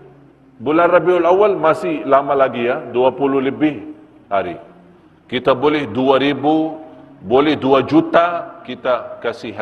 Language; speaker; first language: Indonesian; non-native, fluent; Arabic